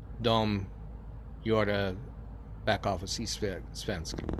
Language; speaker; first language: Swedish; non-native, learner; English